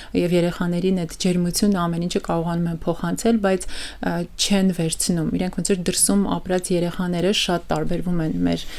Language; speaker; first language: Armenian; early bilingual, heritage; Armenian